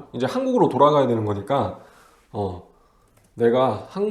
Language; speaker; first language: Korean; native; Korean